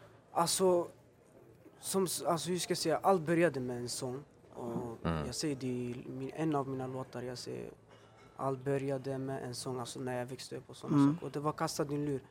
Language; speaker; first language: Swedish; early bilingual, other home language; Albanian